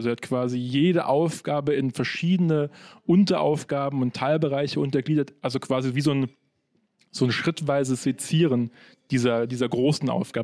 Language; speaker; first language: German; native; German